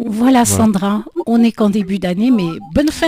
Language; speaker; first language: French; native; French